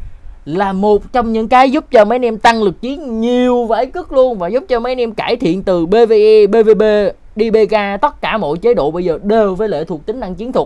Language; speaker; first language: Vietnamese; native; Vietnamese